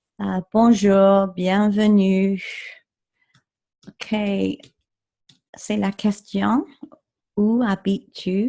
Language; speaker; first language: French; non-native, fluent; English